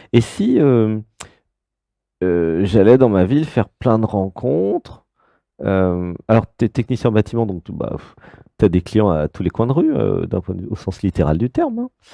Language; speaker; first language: French; native; French